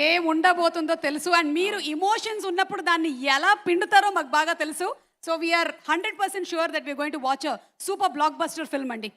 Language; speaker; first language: Telugu; native; Telugu